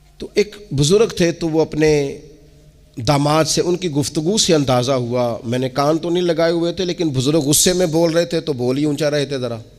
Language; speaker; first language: Urdu; non-native, local second language; Punjabi